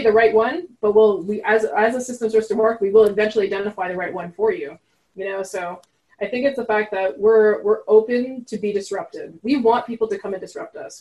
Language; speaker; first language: English; non-native, fluent; French